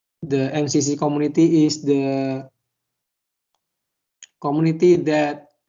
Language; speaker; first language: English; non-native, learner; Indonesian